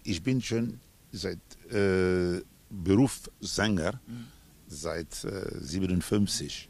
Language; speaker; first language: German; non-native, fluent; Spanish